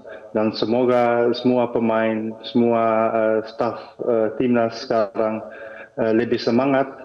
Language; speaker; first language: Indonesian; non-native, fluent; Dutch